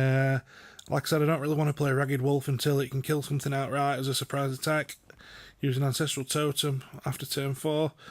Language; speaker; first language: English; native; English